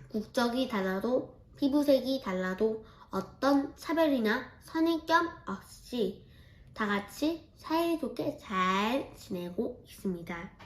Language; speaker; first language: Korean; early bilingual, heritage; Korean